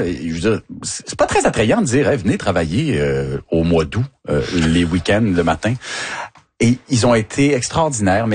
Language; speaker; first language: French; native; French